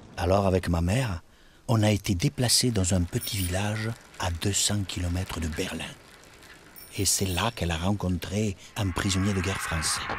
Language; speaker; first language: French; early bilingual, other home language; German